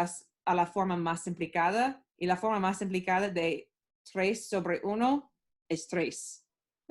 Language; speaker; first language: Spanish; non-native, learner; English